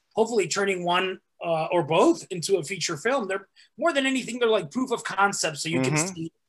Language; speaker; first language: English; early bilingual, other home language; Spanish